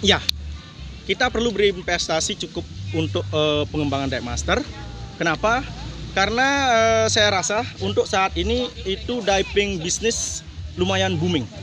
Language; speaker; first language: Indonesian; non-native, local second language; Balinese